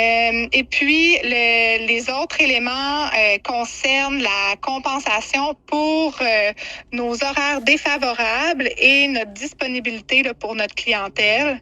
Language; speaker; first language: French; native; French